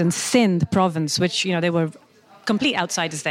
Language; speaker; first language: English; non-native, local second language; Urdu